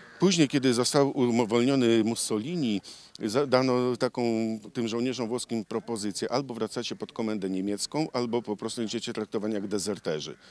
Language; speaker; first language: Polish; non-native, fluent; Italian